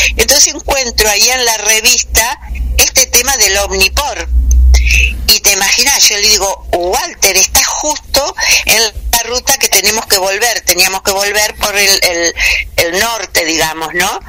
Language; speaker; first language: Spanish; native; Spanish